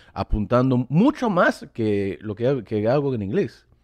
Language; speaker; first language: Spanish; early bilingual, other home language; English